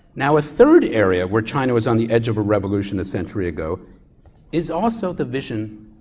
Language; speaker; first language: English; native; English